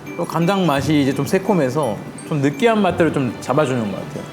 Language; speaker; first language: Korean; native; Korean